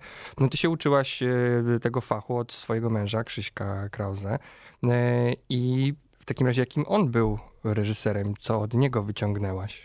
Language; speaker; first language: Polish; native; Polish